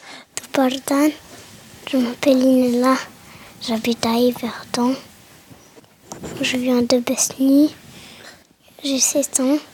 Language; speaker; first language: French; non-native, learner; Bosnian